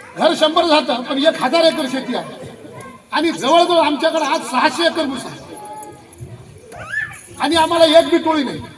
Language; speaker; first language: Marathi; non-native, local second language; Lambadi